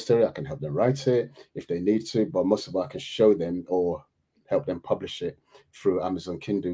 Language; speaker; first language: English; native; English